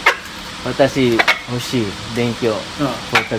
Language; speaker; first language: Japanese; non-native, learner; Filipino